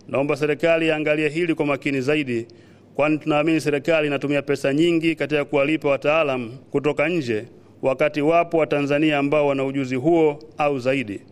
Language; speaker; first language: Swahili; native; Swahili